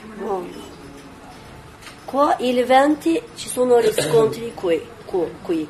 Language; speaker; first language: Italian; non-native, learner; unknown